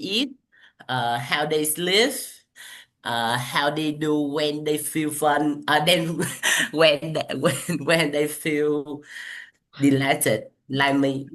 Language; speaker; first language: English; non-native, learner; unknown